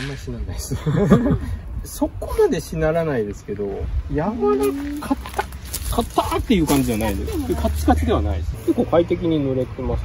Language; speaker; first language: Japanese; native; Japanese